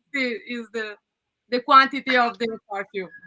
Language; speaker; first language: English; non-native, learner; Italian